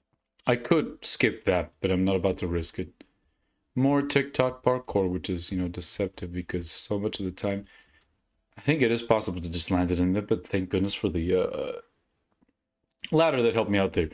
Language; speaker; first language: English; native; English